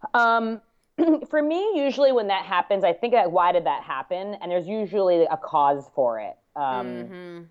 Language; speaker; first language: English; native; English